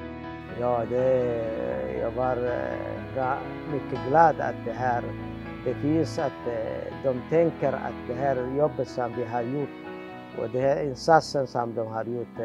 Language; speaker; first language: Swedish; non-native, learner; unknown